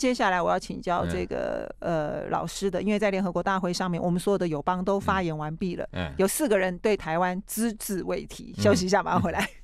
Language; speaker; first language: Chinese; native; Chinese